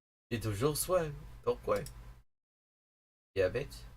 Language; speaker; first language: French; non-native, learner; English